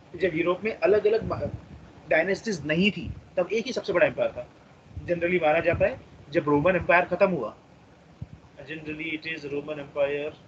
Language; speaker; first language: Hindi; non-native, local second language; Marathi